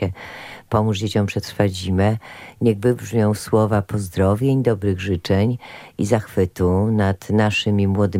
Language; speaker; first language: Polish; native; Polish